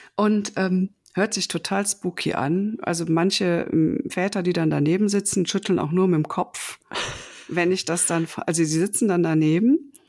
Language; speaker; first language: German; native; German